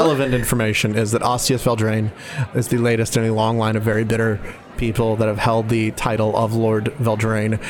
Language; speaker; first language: English; native; English